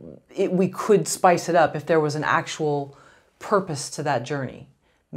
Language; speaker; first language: English; native; English